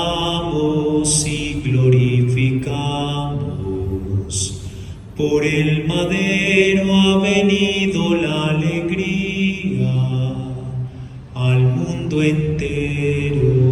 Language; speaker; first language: Spanish; native; Spanish